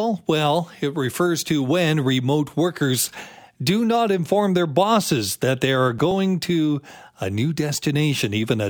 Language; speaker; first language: English; native; English